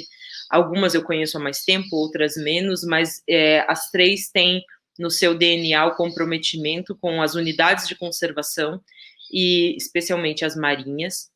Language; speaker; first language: Portuguese; native; Portuguese